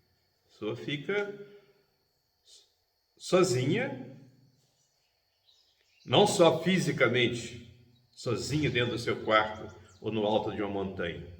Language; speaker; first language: Portuguese; native; Portuguese